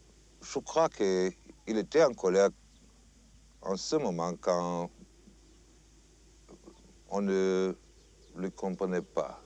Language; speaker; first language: French; non-native, fluent; German